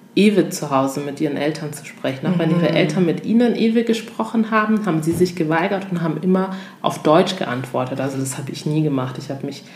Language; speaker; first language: German; early bilingual, other home language; Ewe